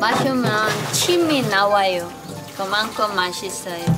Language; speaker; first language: Korean; non-native, learner; Cebuano